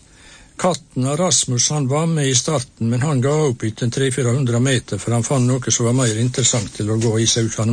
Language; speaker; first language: Norwegian; native; Norwegian